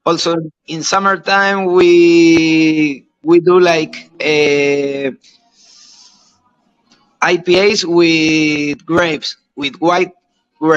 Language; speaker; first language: English; non-native, learner; Spanish